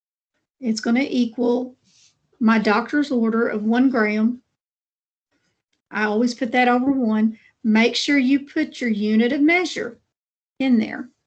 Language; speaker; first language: English; native; English